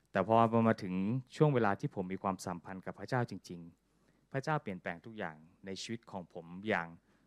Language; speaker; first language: Thai; native; Thai